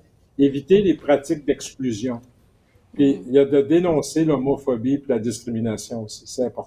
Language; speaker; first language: French; native; French